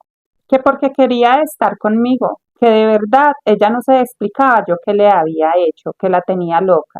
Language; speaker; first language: Spanish; native; Spanish